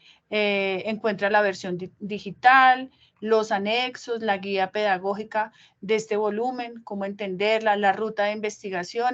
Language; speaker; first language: Spanish; native; Spanish